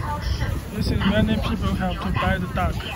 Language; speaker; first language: English; non-native, learner; Chinese